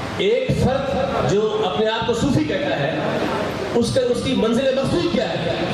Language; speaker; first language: Urdu; non-native, local second language; Sindhi